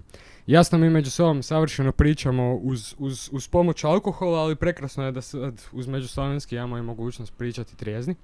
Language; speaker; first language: Croatian; native; Croatian